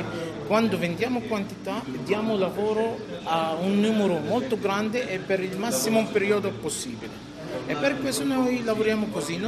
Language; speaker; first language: Italian; non-native, fluent; Arabic